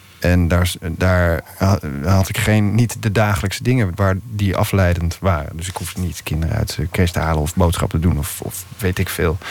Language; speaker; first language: Dutch; native; Dutch